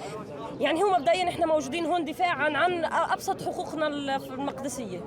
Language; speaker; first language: Arabic; native; Arabic